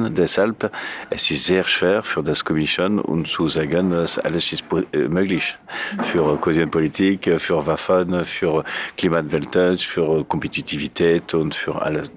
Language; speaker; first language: German; non-native, learner; Catalan